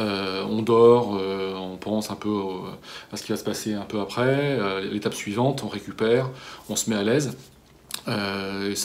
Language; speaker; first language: French; native; French